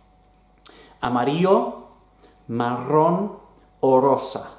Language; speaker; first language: Spanish; non-native, fluent; English